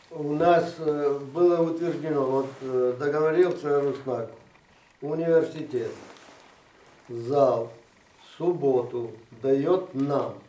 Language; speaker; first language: Russian; non-native, local second language; Ukrainian